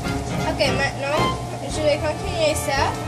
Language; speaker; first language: French; non-native, learner; English